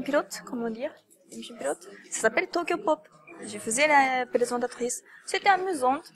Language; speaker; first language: French; non-native, fluent; Japanese